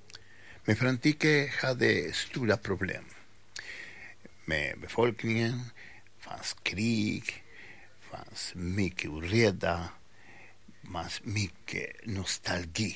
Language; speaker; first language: Swedish; non-native, fluent; Spanish